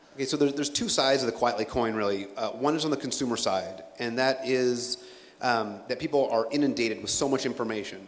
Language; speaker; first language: English; native; English